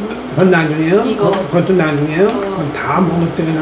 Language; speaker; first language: Korean; native; Korean